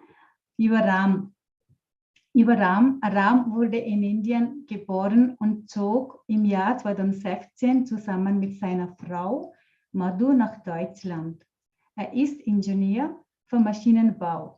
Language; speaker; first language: German; non-native, fluent; Telugu